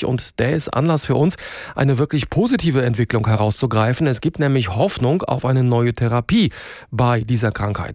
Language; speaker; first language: German; native; German